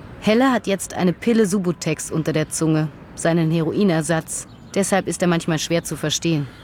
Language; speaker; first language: German; native; German